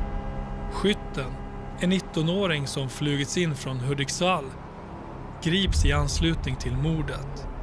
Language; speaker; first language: Swedish; native; Swedish